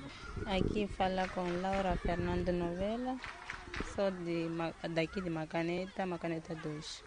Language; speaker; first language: Portuguese; non-native, local second language; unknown